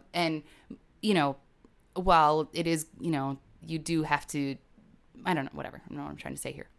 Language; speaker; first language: English; native; English